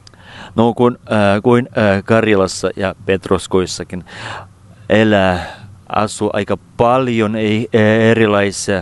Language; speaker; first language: Finnish; non-native, fluent; Russian